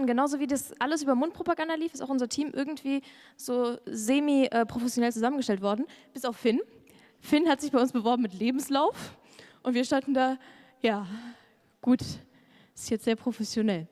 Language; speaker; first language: German; native; German